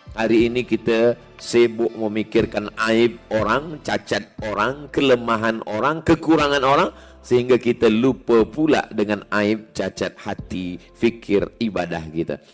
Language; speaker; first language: Malay; native; Malay